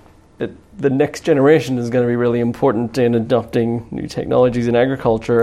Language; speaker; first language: English; native; English